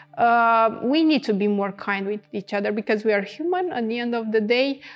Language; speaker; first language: English; non-native, fluent; Romanian